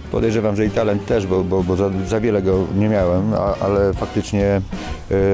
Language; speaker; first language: Polish; native; Polish